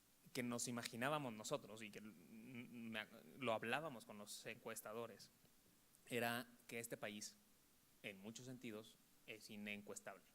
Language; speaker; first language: Spanish; native; Spanish